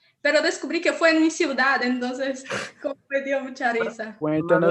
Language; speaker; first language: Spanish; non-native, learner; Portuguese